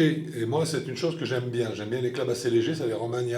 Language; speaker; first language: French; native; French